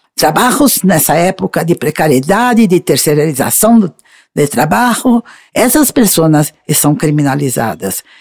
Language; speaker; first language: Spanish; non-native, learner; Portuguese